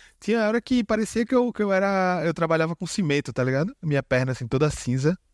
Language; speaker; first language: Portuguese; native; Portuguese